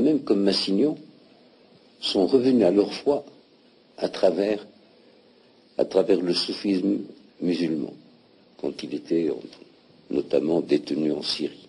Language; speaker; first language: French; non-native, local second language; Arabic